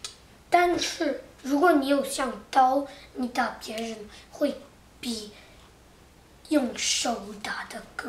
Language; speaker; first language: Chinese; early bilingual, heritage; Chinese